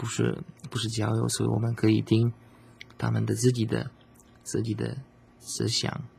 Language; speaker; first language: Chinese; non-native, learner; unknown